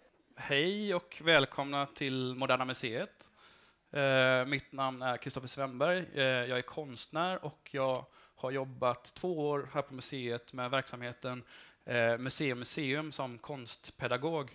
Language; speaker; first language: Swedish; native; Swedish